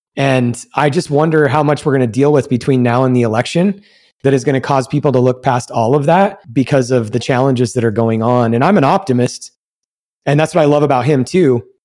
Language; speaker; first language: English; early bilingual, other home language; Spanish